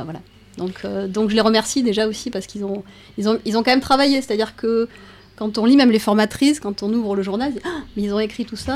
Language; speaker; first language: French; native; French